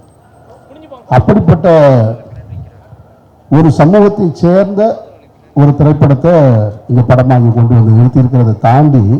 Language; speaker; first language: Tamil; native; Tamil